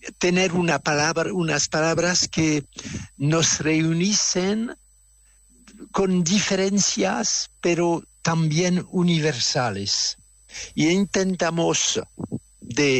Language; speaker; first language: Spanish; non-native, fluent; French